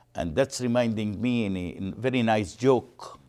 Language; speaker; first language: English; non-native, fluent; Arabic